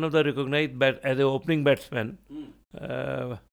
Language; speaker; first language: English; non-native, local second language; Hindi